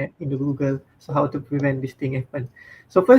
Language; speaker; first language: English; non-native, fluent; Malay